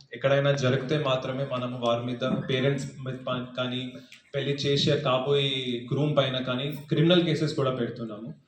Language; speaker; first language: Telugu; non-native, fluent; Hindi